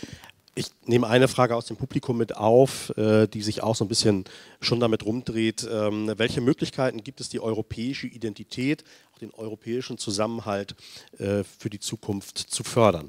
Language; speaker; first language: German; native; German